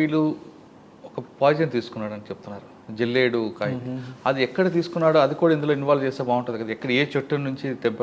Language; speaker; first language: Telugu; native; Telugu